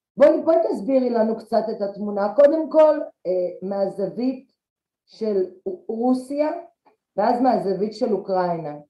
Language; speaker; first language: Hebrew; early bilingual, other home language; Russian